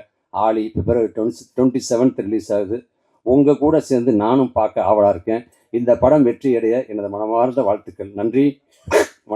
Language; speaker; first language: Tamil; native; Tamil